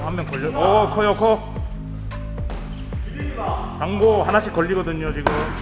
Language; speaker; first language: Korean; native; Korean